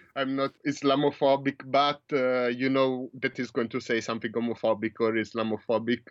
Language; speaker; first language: English; non-native, fluent; Italian